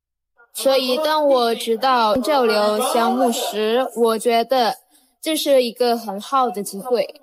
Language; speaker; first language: Chinese; non-native, fluent; Indonesian